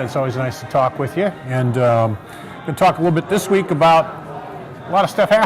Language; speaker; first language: English; native; English